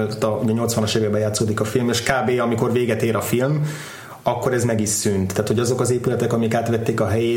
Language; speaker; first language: Hungarian; native; Hungarian